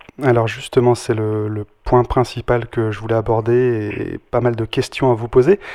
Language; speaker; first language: French; native; French